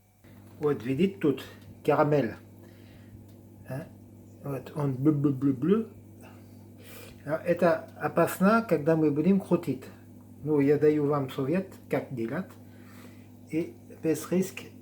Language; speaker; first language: Russian; non-native, learner; French